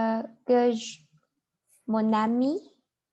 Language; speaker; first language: French; non-native, learner; Chinese